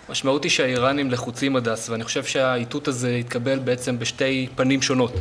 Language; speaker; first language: Hebrew; native; Hebrew